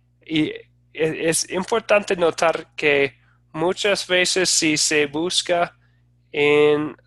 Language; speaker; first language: Spanish; non-native, fluent; English